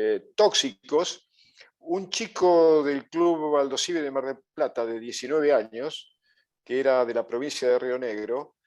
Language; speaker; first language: Spanish; native; Spanish